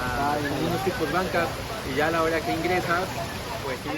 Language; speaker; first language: Spanish; native; Spanish